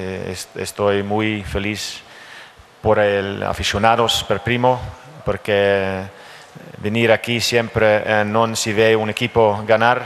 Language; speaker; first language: Spanish; non-native, learner; Dutch